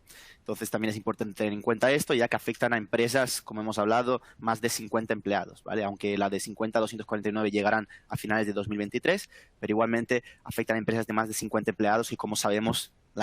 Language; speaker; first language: Spanish; native; Spanish